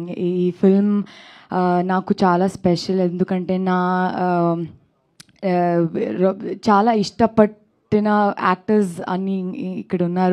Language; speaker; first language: Telugu; non-native, local second language; Kannada